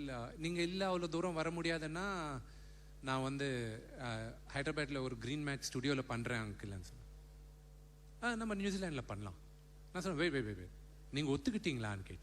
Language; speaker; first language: Tamil; non-native, local second language; Telugu